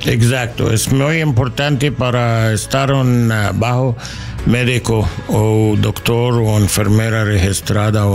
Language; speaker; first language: Spanish; non-native, learner; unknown